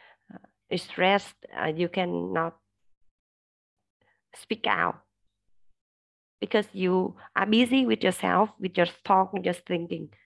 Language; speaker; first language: English; non-native, learner; Vietnamese